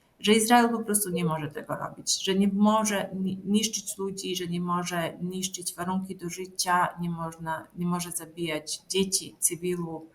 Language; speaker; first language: Polish; non-native, fluent; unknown